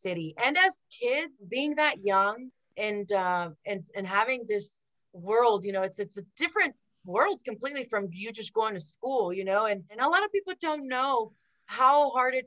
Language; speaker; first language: English; early bilingual, other home language; Spanish